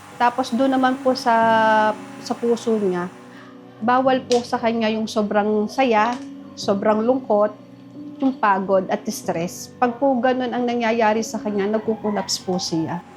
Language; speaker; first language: Filipino; native; Filipino